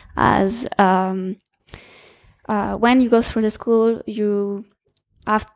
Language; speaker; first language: English; non-native, fluent; French